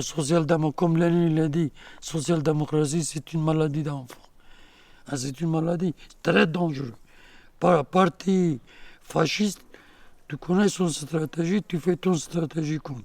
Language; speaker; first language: French; non-native, learner; Kurdish